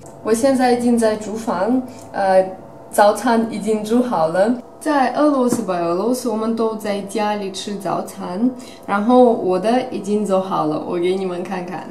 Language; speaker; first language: Chinese; non-native, fluent; Russian